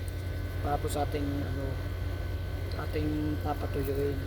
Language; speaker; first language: Filipino; native; Filipino